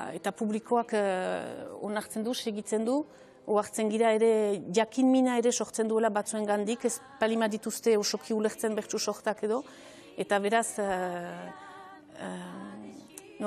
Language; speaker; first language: Basque; native; Basque